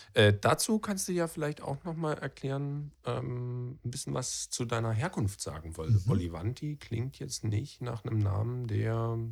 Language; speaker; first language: German; native; German